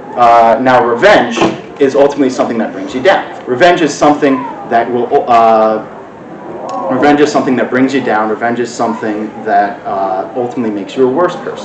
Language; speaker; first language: English; native; English